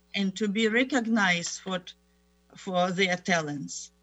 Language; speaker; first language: English; non-native, fluent; Russian